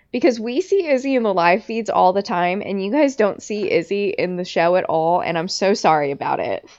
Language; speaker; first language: English; native; English